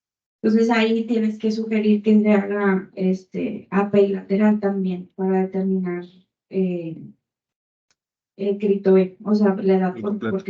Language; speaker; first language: Spanish; native; Spanish